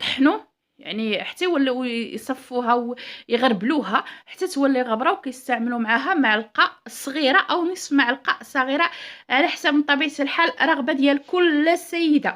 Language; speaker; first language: Arabic; native; Arabic